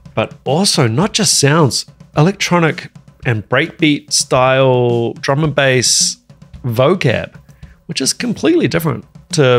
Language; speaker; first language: English; native; English